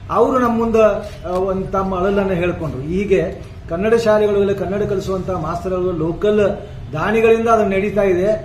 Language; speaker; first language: Kannada; native; Kannada